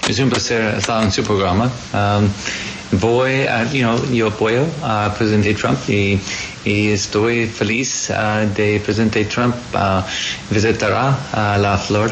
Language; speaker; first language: Spanish; non-native, learner; English